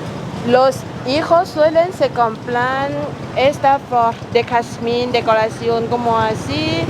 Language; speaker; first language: Spanish; non-native, learner; Thai